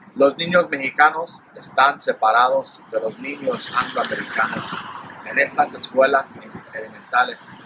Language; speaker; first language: Spanish; early bilingual, heritage; Spanish